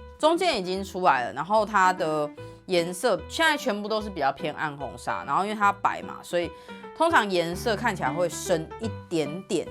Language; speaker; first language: Chinese; native; Chinese